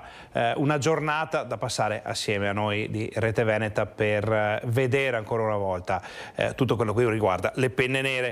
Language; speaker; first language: Italian; native; Italian